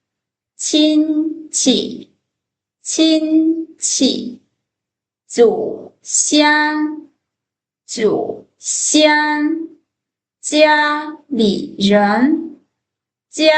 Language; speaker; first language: Chinese; non-native, fluent; Lao